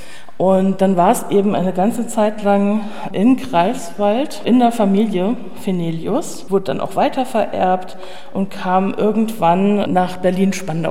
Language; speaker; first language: German; native; German